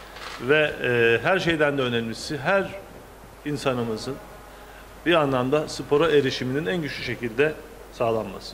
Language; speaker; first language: Turkish; native; Turkish